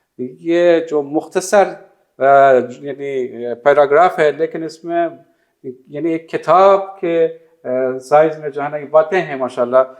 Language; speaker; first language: Urdu; non-native, fluent; Persian